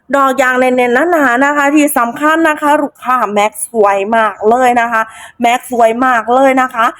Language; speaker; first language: Thai; native; Thai